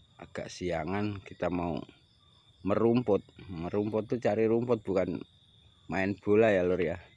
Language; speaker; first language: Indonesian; non-native, local second language; Javanese